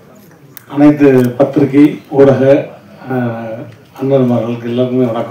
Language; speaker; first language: Tamil; native; Tamil